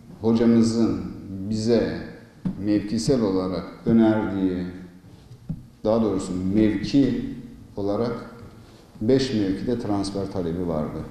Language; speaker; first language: Turkish; native; Turkish